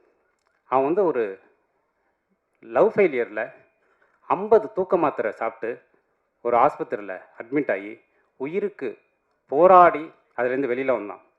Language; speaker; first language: Tamil; native; Tamil